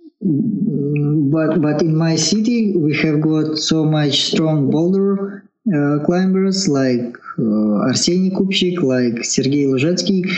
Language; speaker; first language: English; non-native, learner; Russian